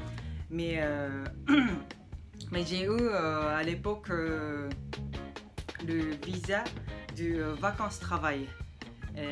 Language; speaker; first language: French; non-native, learner; Japanese